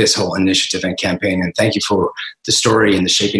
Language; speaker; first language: English; native; English